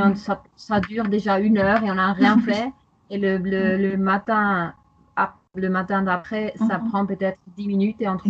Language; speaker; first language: French; non-native, fluent; German